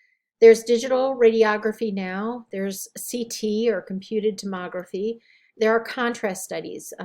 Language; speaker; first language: English; native; English